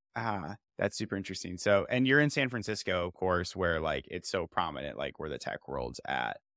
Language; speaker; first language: English; native; English